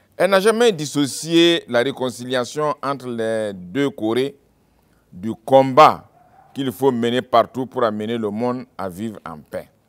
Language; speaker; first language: French; non-native, local second language; Mossi